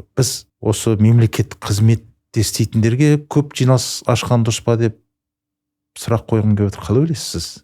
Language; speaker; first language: Kazakh; native; Kazakh